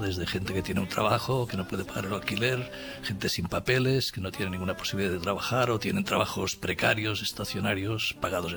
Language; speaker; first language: Spanish; native; Spanish